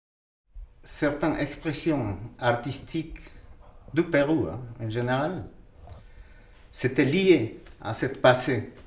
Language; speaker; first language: French; non-native, fluent; Quechua